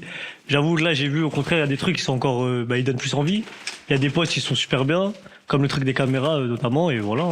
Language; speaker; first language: French; native; French